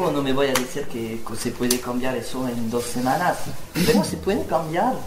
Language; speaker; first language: Spanish; non-native, learner; French